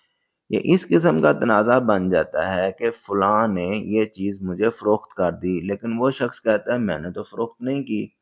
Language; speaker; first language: Urdu; native; Urdu